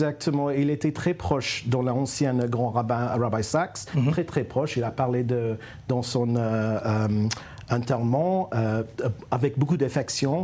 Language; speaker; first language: French; non-native, fluent; English